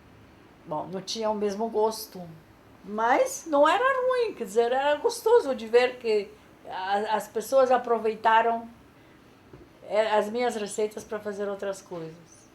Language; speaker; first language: Portuguese; non-native, fluent; Polish